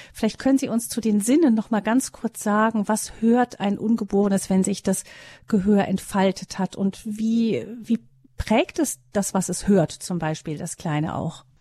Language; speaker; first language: German; native; German